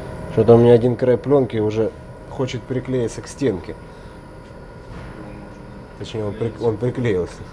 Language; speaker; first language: Russian; native; Russian